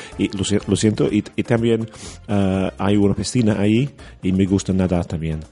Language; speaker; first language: Spanish; non-native, learner; English